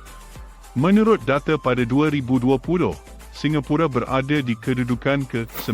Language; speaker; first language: Malay; native; Malay